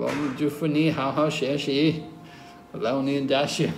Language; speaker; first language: Chinese; non-native, learner; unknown